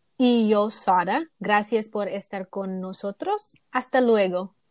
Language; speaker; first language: Spanish; non-native, learner; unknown